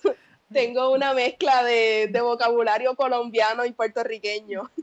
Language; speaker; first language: Spanish; native; Spanish